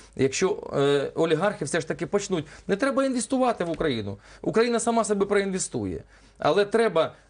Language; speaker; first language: Ukrainian; non-native, local second language; Russian